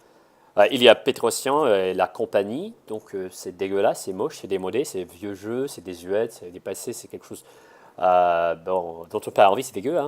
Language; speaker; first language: French; non-native, fluent; Russian